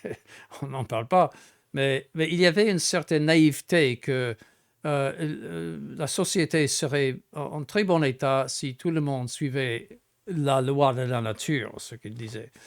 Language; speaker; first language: French; non-native, fluent; English